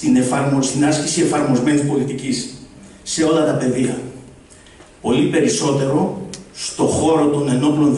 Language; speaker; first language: Greek; native; Greek